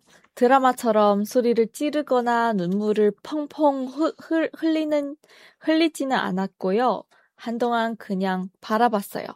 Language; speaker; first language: Korean; non-native, fluent; Chinese